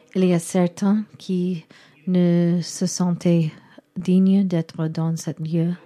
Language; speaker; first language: French; non-native, learner; English